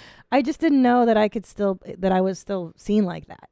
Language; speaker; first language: English; native; English